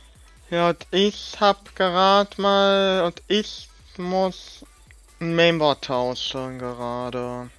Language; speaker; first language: German; native; German